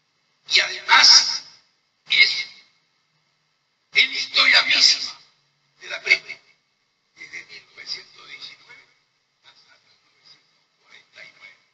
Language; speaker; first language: Spanish; native; Spanish